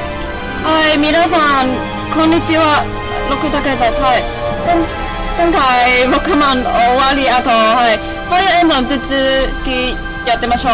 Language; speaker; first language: Japanese; non-native, learner; Cantonese